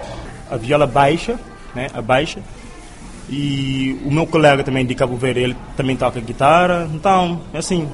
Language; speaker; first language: Portuguese; non-native, local second language; Kabuverdianu